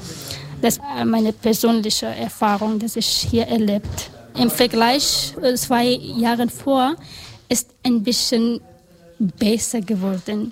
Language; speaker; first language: German; non-native, learner; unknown